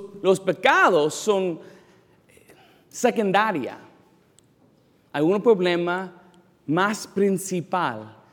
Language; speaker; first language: Spanish; non-native, learner; English